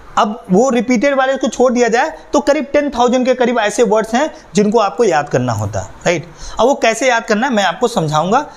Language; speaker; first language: Hindi; native; Hindi